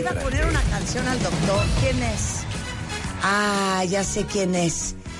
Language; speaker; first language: Spanish; native; Spanish